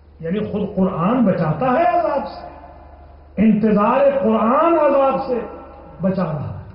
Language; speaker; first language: Urdu; non-native, local second language; Punjabi